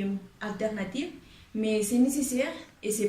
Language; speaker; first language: French; non-native, learner; Spanish